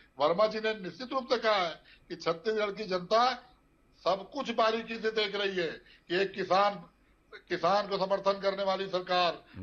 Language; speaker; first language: Hindi; native; Hindi